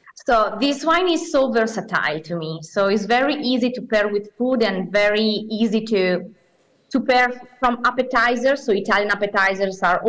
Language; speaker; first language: English; non-native, fluent; Italian